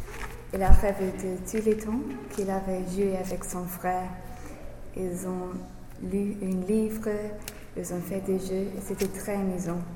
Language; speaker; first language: French; non-native, learner; English